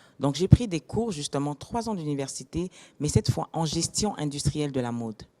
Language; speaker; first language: French; non-native, local second language; Lingala